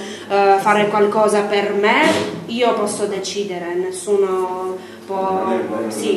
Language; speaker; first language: Italian; non-native, learner; Armenian